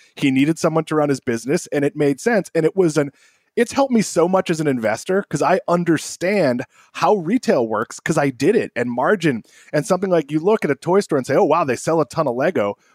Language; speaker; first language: English; native; English